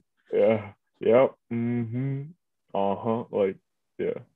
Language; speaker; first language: English; early bilingual, other home language; Korean